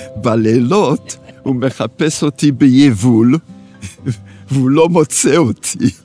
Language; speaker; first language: Hebrew; non-native, fluent; French